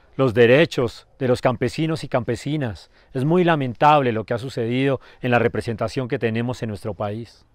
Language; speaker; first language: Spanish; native; Spanish